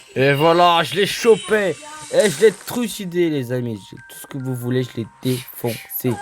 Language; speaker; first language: French; native; French